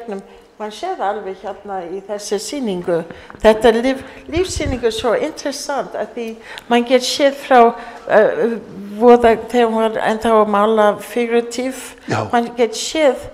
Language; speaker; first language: Icelandic; early bilingual, heritage; English